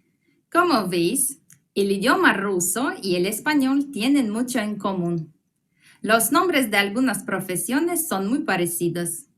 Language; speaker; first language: Spanish; non-native, fluent; Russian